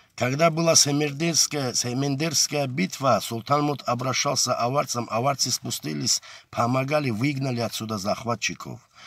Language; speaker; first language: Russian; non-native, local second language; Avaric